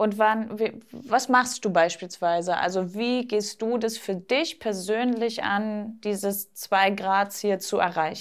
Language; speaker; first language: German; native; German